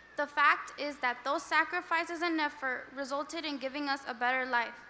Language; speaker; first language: English; early bilingual, other home language; Spanish